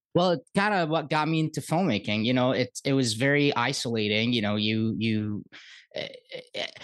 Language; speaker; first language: English; early bilingual, other home language; Arabic